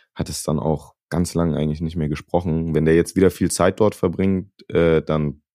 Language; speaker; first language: German; native; German